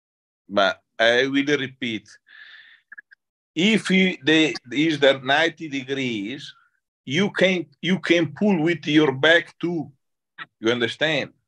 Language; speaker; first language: English; non-native, learner; Italian